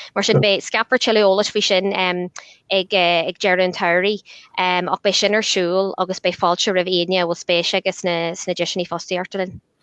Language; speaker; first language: Irish; non-native, local second language; English